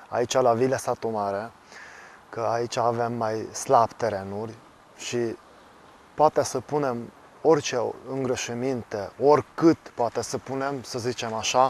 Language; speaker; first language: Romanian; non-native, local second language; Hungarian